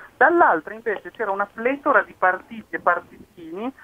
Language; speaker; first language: Italian; native; Italian